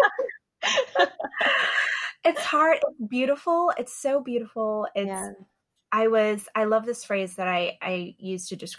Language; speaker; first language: English; native; English